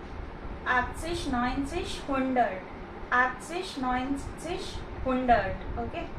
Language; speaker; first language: German; non-native, fluent; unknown